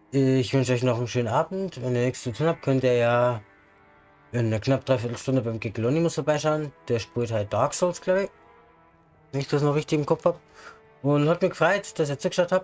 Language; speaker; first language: German; native; German